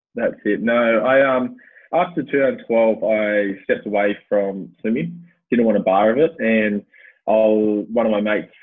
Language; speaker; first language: English; native; English